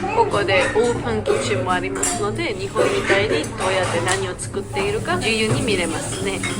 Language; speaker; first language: Japanese; non-native, fluent; Georgian